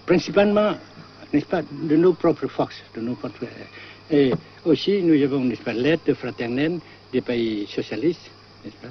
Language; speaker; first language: French; non-native, local second language; Vietnamese